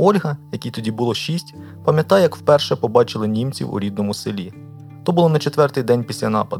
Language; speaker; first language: Ukrainian; native; Ukrainian